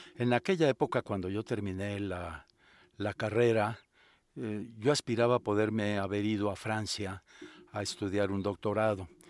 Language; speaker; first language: Spanish; native; Spanish